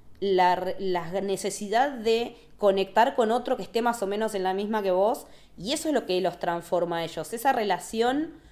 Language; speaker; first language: Spanish; native; Spanish